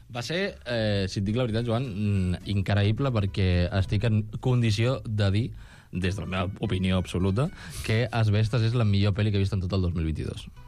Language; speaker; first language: Catalan; native; Catalan